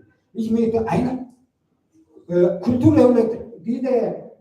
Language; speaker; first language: German; non-native, learner; Mongolian